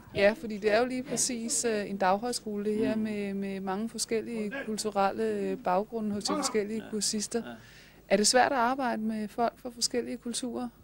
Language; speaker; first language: Danish; native; Danish